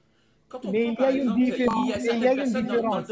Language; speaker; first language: French; non-native, fluent; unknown